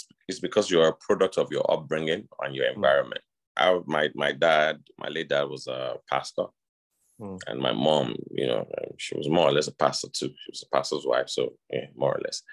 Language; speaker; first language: English; non-native, local second language; Yoruba